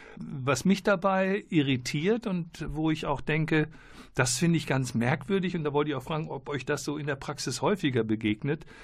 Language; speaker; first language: German; native; German